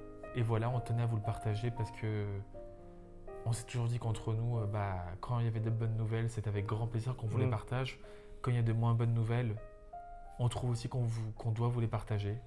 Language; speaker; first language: French; native; French